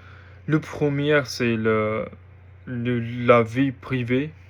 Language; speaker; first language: French; non-native, learner; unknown